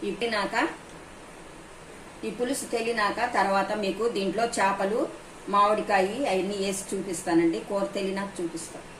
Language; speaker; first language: Telugu; native; Telugu